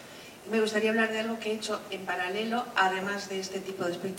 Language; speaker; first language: Spanish; native; Spanish